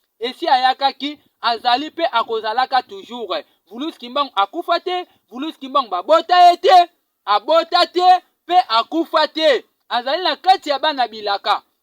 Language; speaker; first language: Lingala; non-native, local second language; Kongo